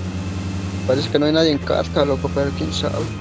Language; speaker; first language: Spanish; native; Spanish